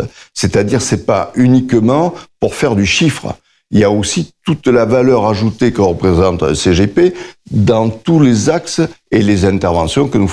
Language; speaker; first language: French; native; French